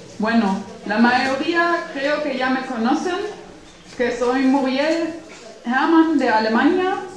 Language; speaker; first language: Spanish; non-native, fluent; German